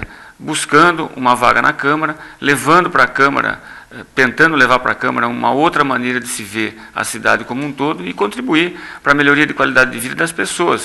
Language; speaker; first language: Portuguese; native; Portuguese